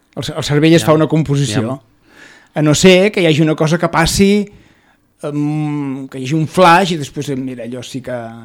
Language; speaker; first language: Catalan; native; Catalan